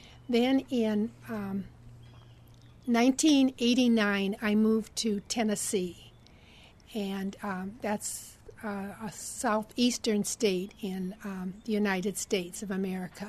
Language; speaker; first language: English; native; English